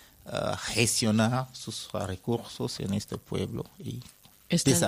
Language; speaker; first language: Spanish; non-native, fluent; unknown